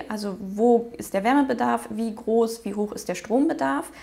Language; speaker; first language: German; native; German